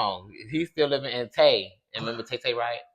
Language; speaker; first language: English; native; English